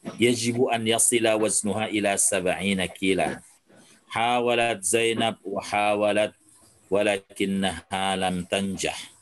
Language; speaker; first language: Arabic; non-native, fluent; Indonesian